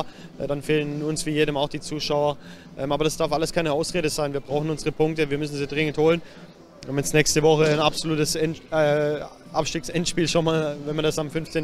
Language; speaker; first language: German; native; German